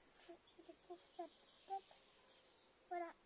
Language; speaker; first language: French; native; French